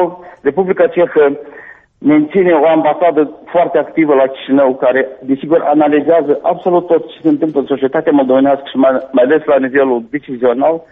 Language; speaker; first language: Romanian; native; Romanian